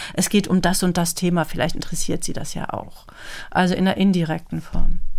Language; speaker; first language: German; native; German